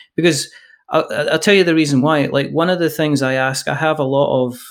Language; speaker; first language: English; native; English